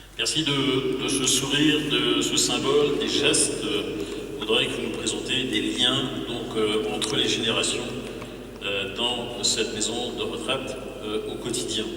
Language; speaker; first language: French; native; French